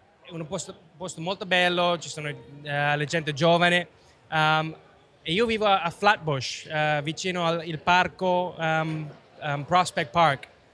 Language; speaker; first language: Italian; non-native, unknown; Sinhala